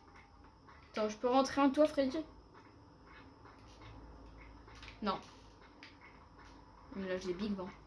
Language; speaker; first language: French; native; French